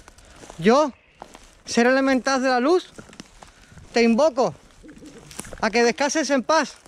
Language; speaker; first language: Spanish; native; Spanish